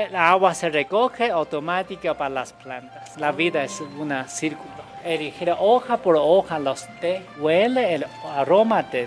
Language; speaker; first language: Spanish; non-native, learner; Chinese